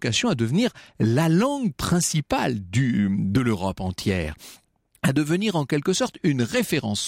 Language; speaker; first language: French; native; French